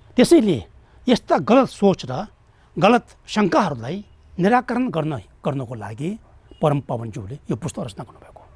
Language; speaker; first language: Nepali; non-native, local second language; Tibetan